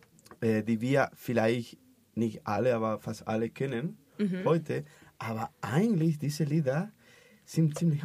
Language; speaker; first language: German; non-native, learner; Spanish